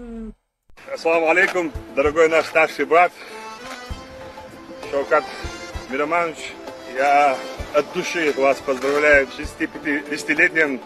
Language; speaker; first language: Russian; non-native, local second language; Chechen